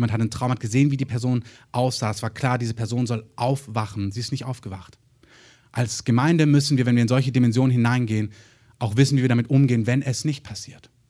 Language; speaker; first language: German; native; German